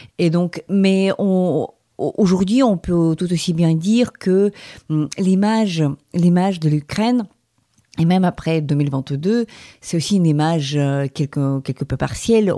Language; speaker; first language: French; non-native, fluent; Ukrainian